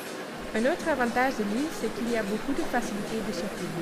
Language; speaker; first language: French; non-native, learner; Dutch